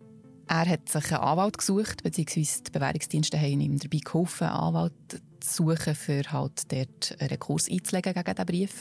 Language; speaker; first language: German; native; German